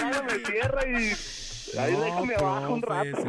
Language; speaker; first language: Spanish; native; Spanish